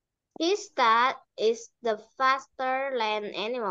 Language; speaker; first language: English; non-native, learner; Vietnamese